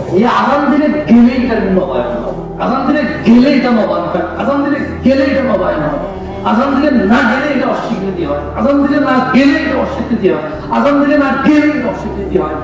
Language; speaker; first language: Bangla; early bilingual, heritage; Bangla